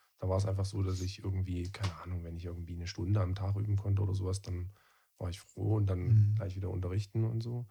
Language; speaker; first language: German; native; German